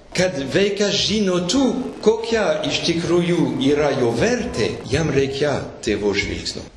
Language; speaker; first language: Lithuanian; non-native, fluent; French